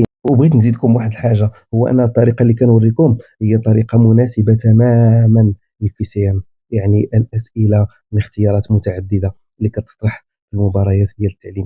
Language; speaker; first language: Arabic; native; Arabic